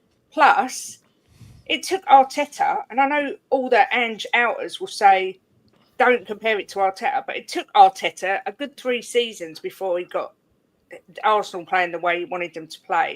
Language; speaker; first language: English; native; English